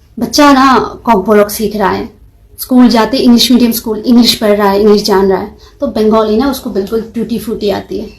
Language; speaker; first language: Hindi; non-native, local second language; Kok Borok